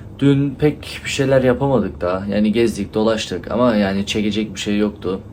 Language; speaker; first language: Turkish; early bilingual, heritage; Turkish